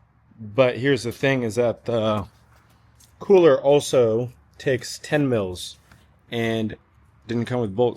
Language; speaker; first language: English; native; English